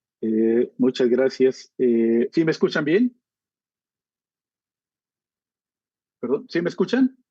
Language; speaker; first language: Spanish; native; Spanish